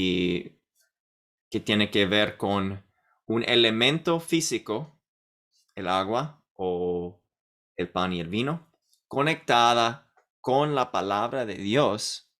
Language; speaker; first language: Spanish; non-native, fluent; English